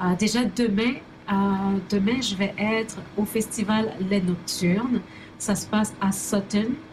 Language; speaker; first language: French; early bilingual, other home language; Haitian Creole